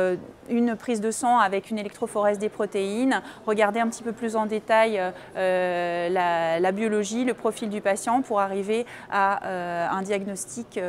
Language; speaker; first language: French; native; French